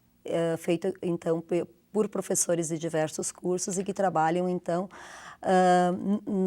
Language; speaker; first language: Portuguese; native; Portuguese